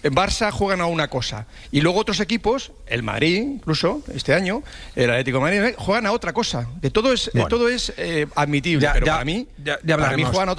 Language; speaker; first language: Spanish; native; Spanish